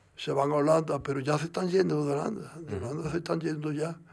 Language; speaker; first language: Spanish; native; Spanish